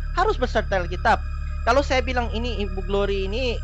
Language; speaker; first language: Indonesian; non-native, fluent; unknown